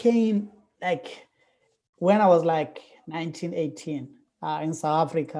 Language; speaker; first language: English; non-native, local second language; Xhosa